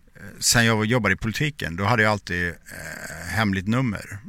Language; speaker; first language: Swedish; native; Swedish